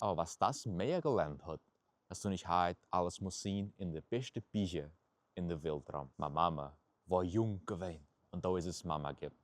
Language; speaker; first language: German; early bilingual, heritage; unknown